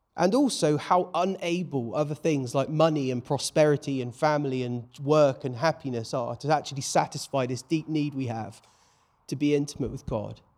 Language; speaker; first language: English; native; English